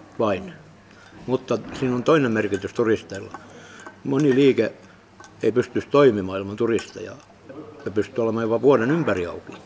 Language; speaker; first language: Finnish; native; Finnish